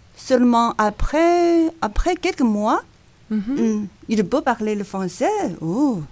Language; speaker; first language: French; non-native, learner; Chinese